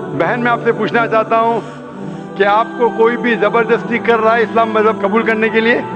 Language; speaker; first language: Urdu; non-native, local second language; Konkani